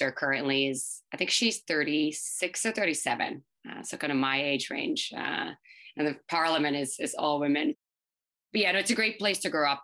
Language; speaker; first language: English; non-native, fluent; Finnish